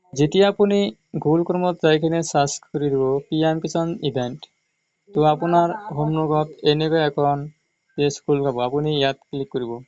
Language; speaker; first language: Assamese; non-native, local second language; Bangla